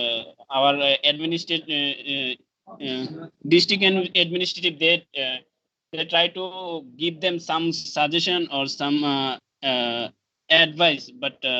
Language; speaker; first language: English; non-native, learner; Bangla